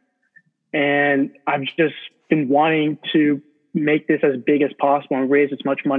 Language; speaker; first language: English; native; English